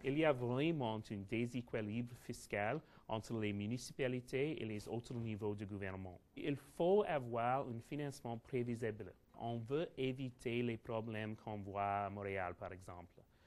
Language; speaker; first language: French; non-native, fluent; English